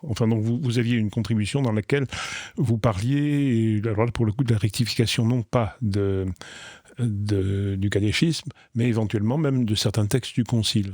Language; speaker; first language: French; native; French